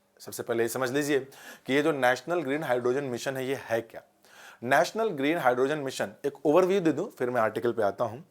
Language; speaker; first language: Hindi; native; Hindi